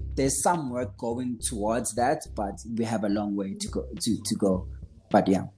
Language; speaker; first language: English; non-native, local second language; Zulu